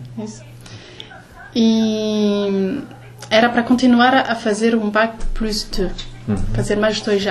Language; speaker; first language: Portuguese; early bilingual, heritage; Portuguese